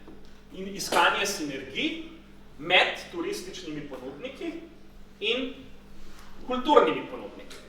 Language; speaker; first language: Slovenian; native; Slovenian